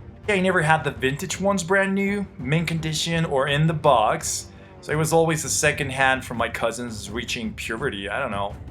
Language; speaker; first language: English; non-native, fluent; Spanish